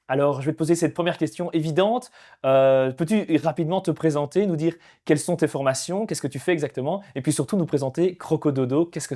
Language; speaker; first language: French; native; French